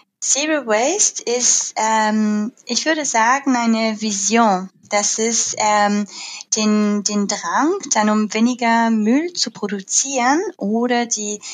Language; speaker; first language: German; non-native, fluent; French